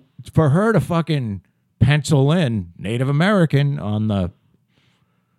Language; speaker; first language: English; native; English